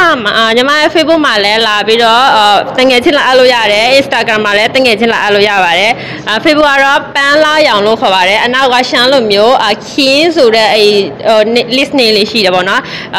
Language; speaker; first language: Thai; non-native, fluent; Burmese